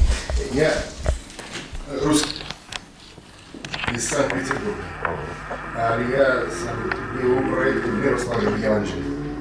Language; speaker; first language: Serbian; non-native, fluent; Russian